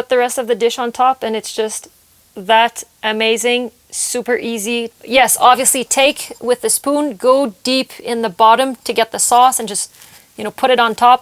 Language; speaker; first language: English; non-native, local second language; French